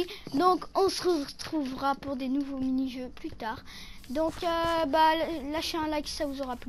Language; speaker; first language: French; native; French